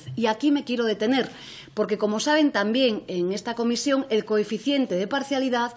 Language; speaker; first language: Spanish; native; Spanish